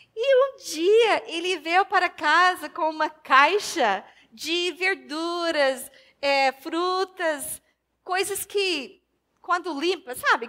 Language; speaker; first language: Portuguese; non-native, fluent; English